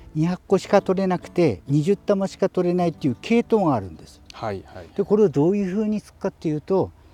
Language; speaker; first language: Japanese; native; Japanese